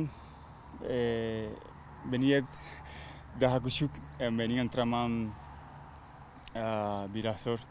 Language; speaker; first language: Turkish; non-native, learner; Spanish